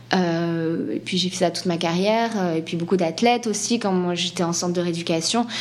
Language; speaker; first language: French; native; French